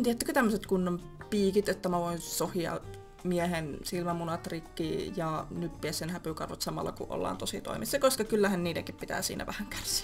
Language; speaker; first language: Finnish; native; Finnish